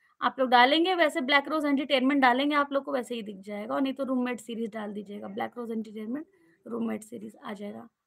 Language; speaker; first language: Hindi; native; Hindi